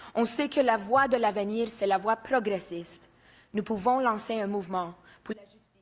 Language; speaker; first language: French; non-native, local second language; English